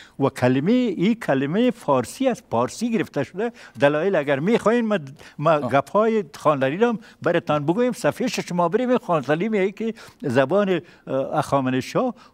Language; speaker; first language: Persian; native; Persian